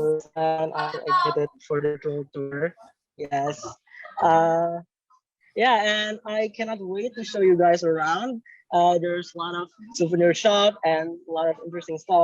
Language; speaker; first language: English; non-native, fluent; Indonesian